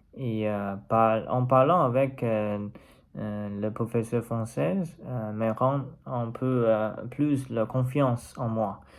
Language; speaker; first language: French; non-native, learner; Chinese